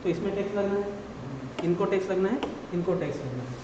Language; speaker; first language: Hindi; non-native, local second language; Assamese